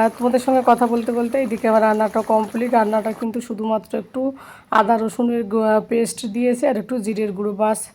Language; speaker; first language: Bangla; native; Bangla